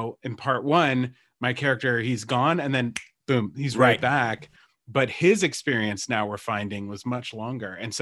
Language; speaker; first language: English; native; English